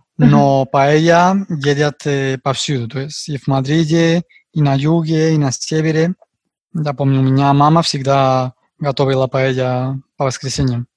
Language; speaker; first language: Russian; non-native, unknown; Spanish